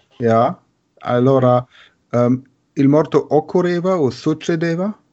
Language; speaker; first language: Italian; non-native, learner; German